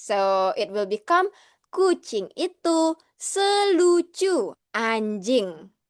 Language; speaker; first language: English; non-native, learner; Indonesian